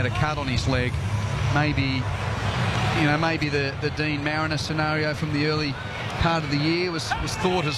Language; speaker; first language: English; native; English